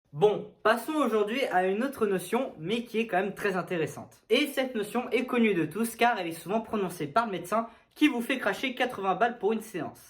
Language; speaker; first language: French; native; French